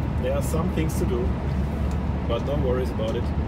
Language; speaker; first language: English; non-native, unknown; German